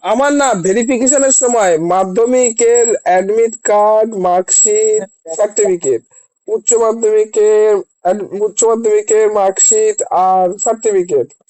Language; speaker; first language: Bangla; native; Bangla